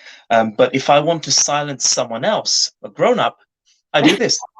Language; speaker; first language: English; native; English